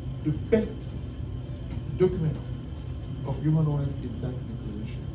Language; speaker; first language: English; non-native, learner; French